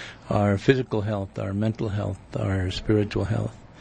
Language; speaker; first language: English; early bilingual, other home language; Spanish